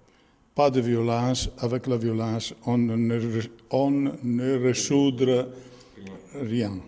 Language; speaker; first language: French; non-native, learner; Italian